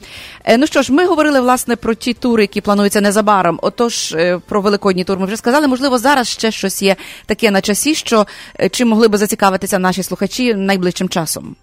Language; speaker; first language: Ukrainian; native; Ukrainian